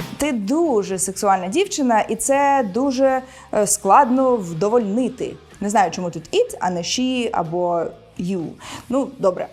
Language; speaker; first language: Ukrainian; non-native, local second language; Russian